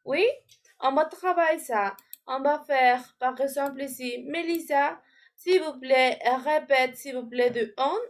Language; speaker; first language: French; non-native, fluent; Spanish